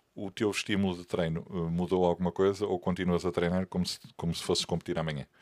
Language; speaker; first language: Portuguese; native; Portuguese